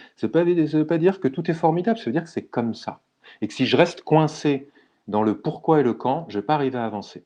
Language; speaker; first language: French; native; French